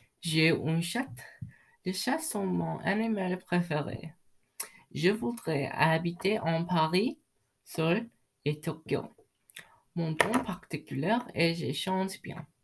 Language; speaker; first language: French; non-native, learner; English